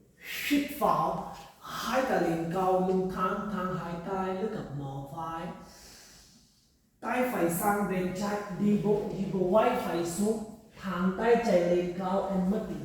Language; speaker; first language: Vietnamese; non-native, learner; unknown